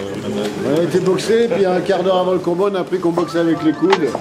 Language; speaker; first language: French; native; French